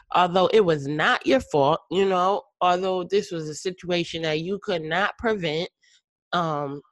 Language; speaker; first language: English; native; English